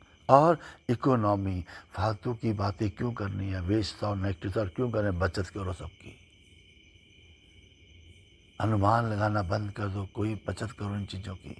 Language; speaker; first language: Hindi; native; Hindi